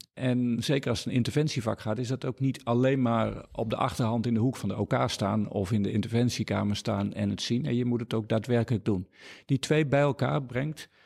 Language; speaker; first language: Dutch; native; Dutch